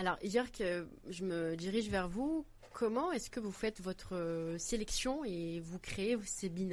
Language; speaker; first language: French; native; French